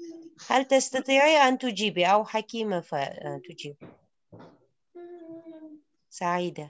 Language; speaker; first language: Arabic; non-native, fluent; Uzbek